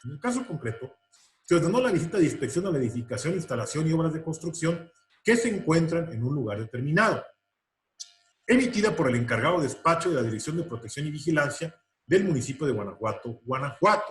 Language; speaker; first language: Spanish; native; Spanish